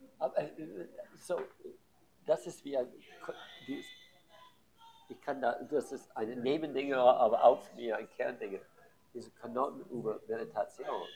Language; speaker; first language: German; non-native, learner; English